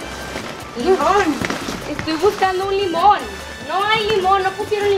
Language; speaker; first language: Spanish; native; Spanish